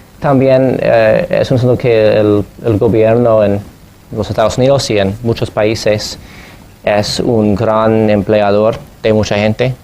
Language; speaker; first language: Spanish; non-native, fluent; English